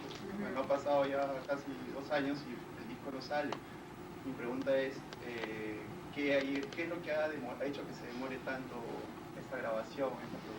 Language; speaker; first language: Spanish; native; Spanish